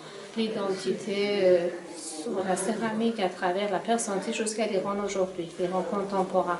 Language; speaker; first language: French; non-native, fluent; Persian